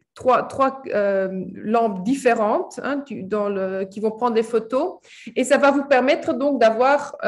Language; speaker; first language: French; native; French